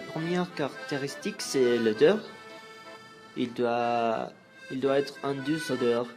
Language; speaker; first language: French; non-native, learner; Spanish